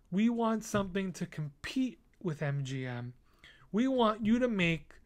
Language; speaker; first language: English; native; English